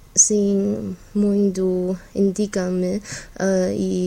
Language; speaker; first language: Portuguese; non-native, learner; Chinese